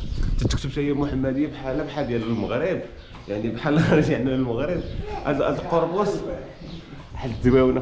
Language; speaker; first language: Arabic; native; Arabic